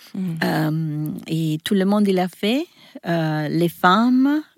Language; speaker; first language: French; non-native, learner; Italian